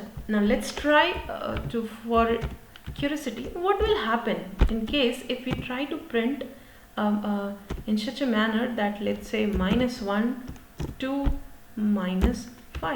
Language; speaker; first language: English; non-native, local second language; Hindi